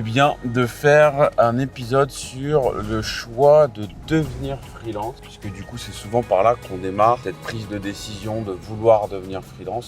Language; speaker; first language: French; native; French